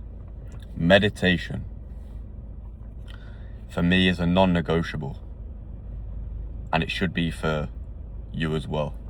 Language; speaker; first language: English; native; English